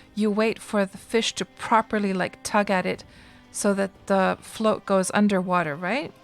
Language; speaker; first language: English; non-native, fluent; Finnish